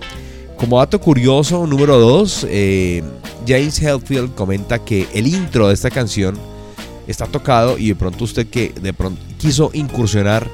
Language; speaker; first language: Spanish; native; Spanish